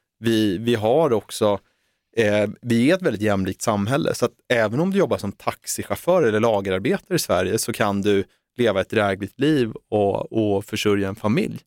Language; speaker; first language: Swedish; native; Swedish